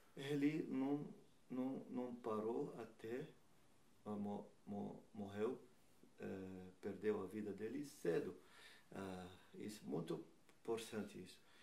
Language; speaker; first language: Portuguese; non-native, learner; Arabic